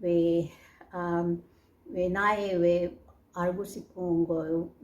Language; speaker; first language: Korean; non-native, learner; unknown